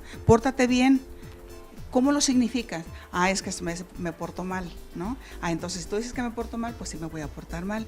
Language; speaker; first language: Spanish; native; Spanish